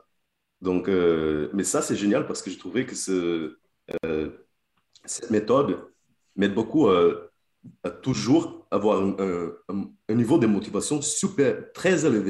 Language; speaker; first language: French; non-native, fluent; Portuguese